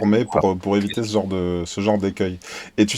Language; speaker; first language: French; native; French